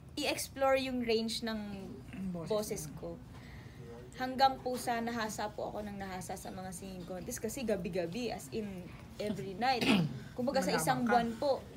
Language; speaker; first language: Filipino; native; Filipino